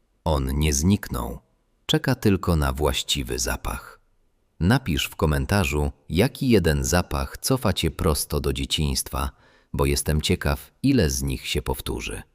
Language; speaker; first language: Polish; native; Polish